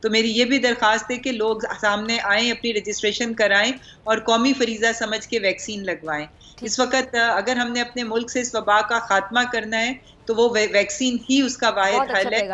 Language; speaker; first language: Urdu; native; Urdu